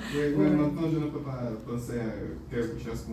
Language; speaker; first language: French; non-native, learner; Bulgarian